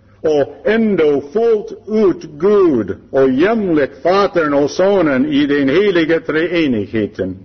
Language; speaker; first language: Swedish; non-native, learner; English